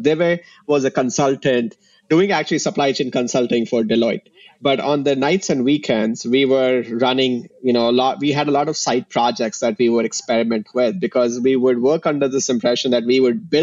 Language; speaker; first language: English; non-native, local second language; Hindi